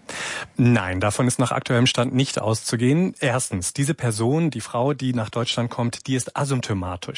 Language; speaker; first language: German; native; German